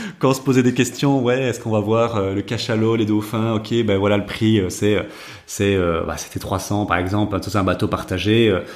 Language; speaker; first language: French; native; French